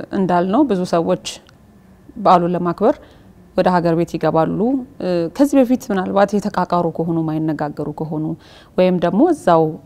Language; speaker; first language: Amharic; native; Amharic